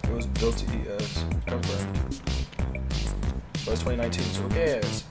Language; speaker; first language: English; native; English